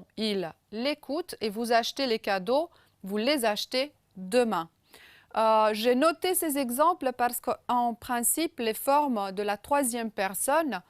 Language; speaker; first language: French; non-native, fluent; Romanian